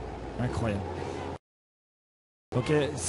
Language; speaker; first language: French; native; French